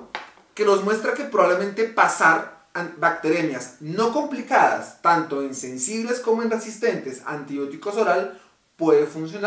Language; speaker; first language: Spanish; native; Spanish